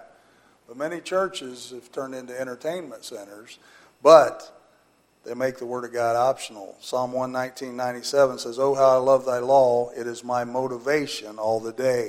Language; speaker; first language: English; native; English